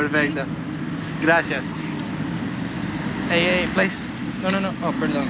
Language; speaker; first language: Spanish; non-native, learner; English